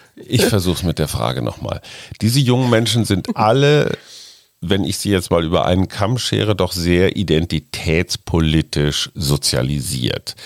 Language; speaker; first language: German; native; German